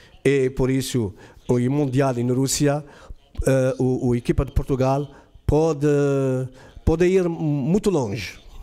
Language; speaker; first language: Portuguese; non-native, fluent; Arabic